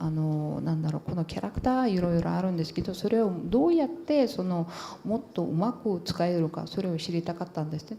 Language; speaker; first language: Japanese; non-native, fluent; Portuguese